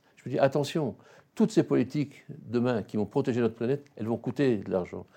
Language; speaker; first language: French; native; French